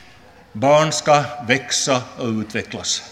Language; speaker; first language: Swedish; non-native, local second language; Finnish